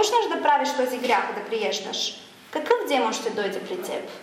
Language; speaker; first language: Bulgarian; non-native, fluent; Russian